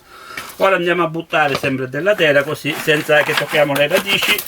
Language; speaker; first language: Italian; native; Italian